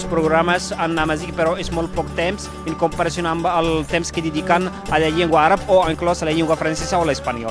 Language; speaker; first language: Catalan; non-native, fluent; Berber languages